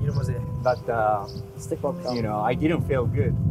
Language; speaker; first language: English; non-native, learner; Japanese